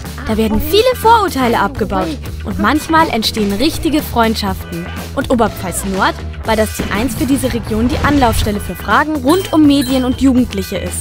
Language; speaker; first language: German; native; German